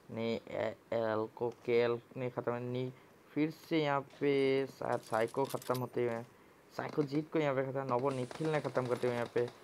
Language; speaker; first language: Hindi; non-native, local second language; Assamese